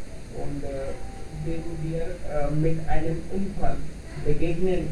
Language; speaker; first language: German; non-native, learner; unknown